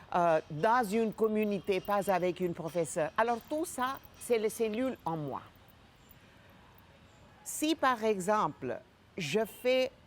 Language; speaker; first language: French; non-native, fluent; Gujarati